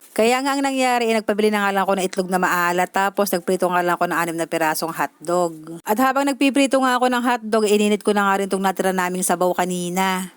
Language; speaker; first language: Filipino; native; Filipino